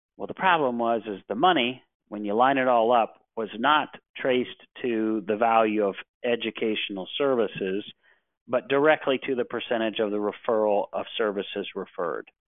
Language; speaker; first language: English; native; English